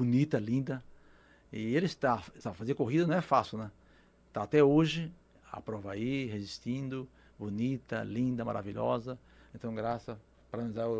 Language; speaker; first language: Portuguese; native; Portuguese